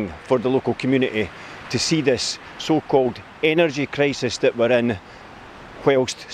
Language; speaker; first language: English; native; English